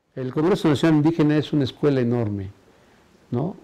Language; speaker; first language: Spanish; native; Spanish